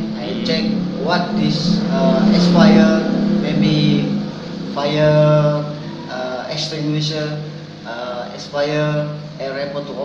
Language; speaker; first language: English; non-native, learner; Indonesian